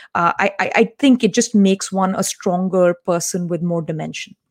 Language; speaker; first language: English; non-native, local second language; Tamil